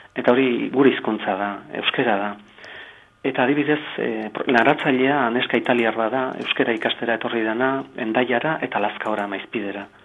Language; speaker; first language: Basque; native; Basque